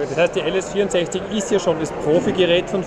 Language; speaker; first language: German; native; German